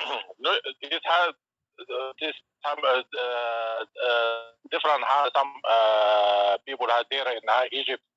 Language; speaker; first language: English; non-native, learner; Arabic